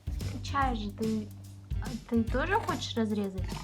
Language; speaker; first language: Russian; non-native, local second language; Kazakh